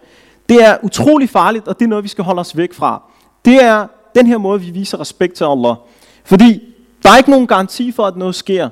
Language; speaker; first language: Danish; early bilingual, other home language; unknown